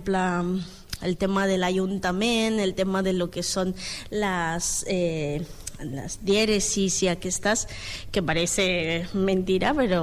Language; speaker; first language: Catalan; non-native, learner; Spanish